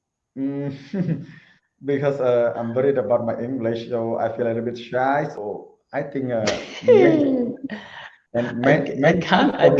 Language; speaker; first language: English; non-native, learner; Khmer